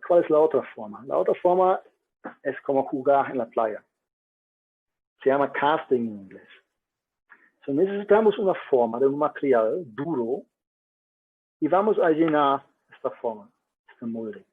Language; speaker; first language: Spanish; non-native, learner; German